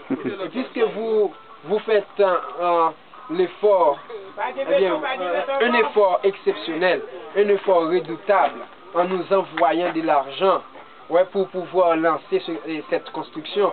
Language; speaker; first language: French; non-native, local second language; Haitian Creole